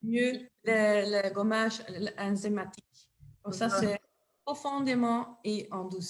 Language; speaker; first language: French; non-native, local second language; Dutch